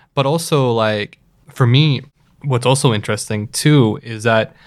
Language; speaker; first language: English; native; English